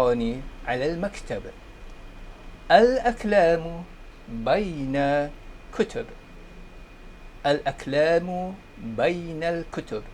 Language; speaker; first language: Arabic; non-native, fluent; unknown